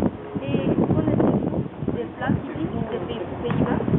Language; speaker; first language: French; non-native, learner; Dutch